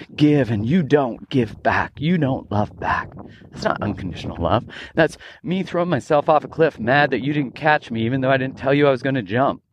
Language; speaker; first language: English; native; English